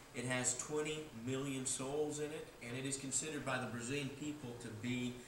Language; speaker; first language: English; native; English